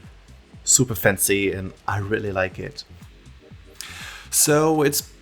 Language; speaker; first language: English; non-native, fluent; French